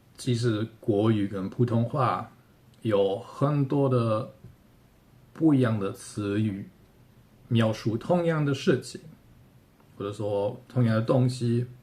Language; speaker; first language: Chinese; non-native, fluent; German